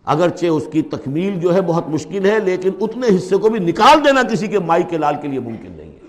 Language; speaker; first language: Urdu; native; Urdu